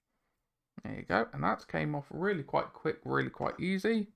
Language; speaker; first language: English; native; English